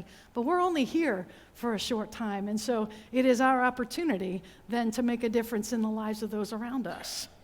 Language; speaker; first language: English; native; English